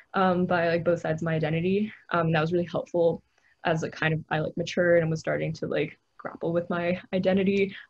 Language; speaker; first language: English; native; English